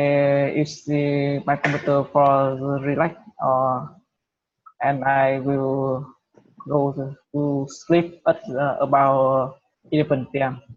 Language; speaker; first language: English; non-native, learner; Vietnamese